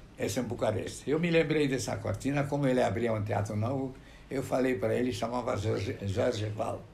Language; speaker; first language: Portuguese; non-native, fluent; Romanian